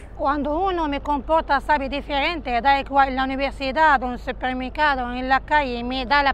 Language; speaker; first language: Spanish; non-native, fluent; Arabic